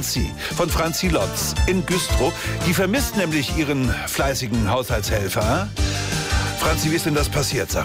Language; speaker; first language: German; native; German